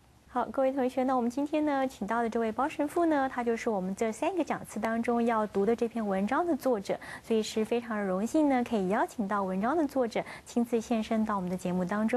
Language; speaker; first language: Chinese; native; Chinese